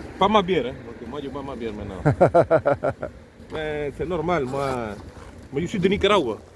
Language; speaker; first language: French; non-native, learner; Spanish